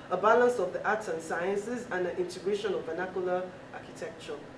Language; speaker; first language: English; non-native, local second language; Yoruba